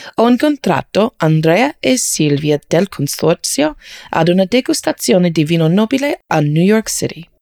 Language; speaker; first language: Italian; non-native, learner; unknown